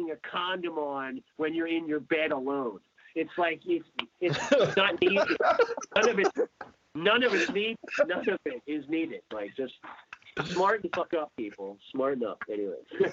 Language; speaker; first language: English; native; English